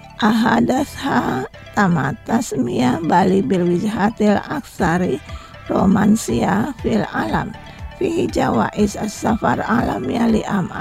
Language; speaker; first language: Arabic; non-native, fluent; Indonesian